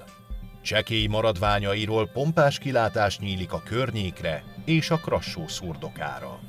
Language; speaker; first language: Hungarian; native; Hungarian